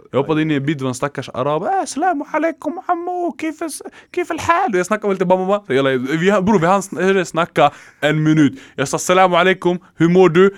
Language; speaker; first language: Swedish; early bilingual, other home language; Arabic